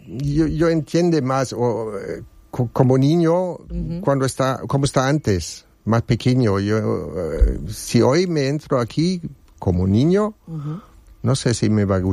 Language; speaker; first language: Spanish; non-native, learner; German